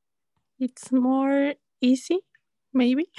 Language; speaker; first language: English; non-native, learner; Spanish